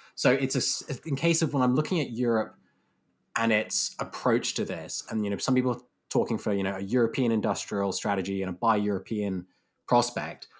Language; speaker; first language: English; native; English